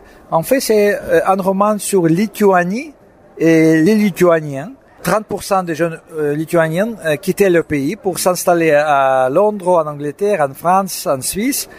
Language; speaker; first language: French; non-native, fluent; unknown